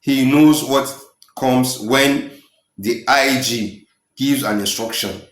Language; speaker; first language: English; non-native, local second language; Yoruba